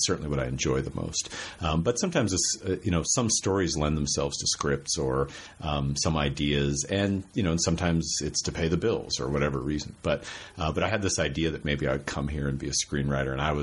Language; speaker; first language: English; native; English